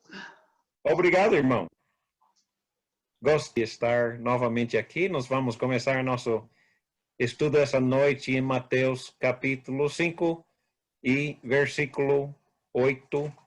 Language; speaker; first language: Portuguese; non-native, fluent; English